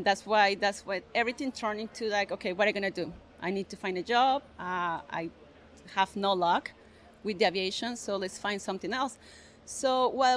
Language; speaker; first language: English; non-native, fluent; Spanish